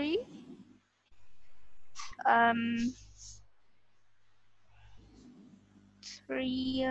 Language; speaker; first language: English; non-native, learner; Vietnamese